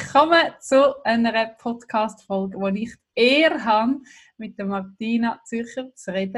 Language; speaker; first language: German; native; German